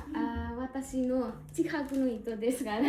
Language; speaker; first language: Japanese; non-native, learner; Bangla